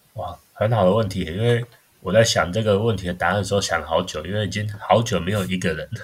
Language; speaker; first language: Chinese; native; Chinese